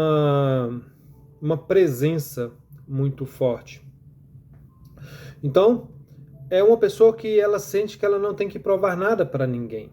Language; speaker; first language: Portuguese; native; Portuguese